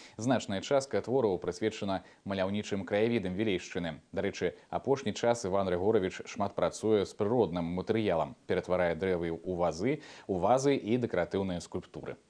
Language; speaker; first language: Belarusian; native; Belarusian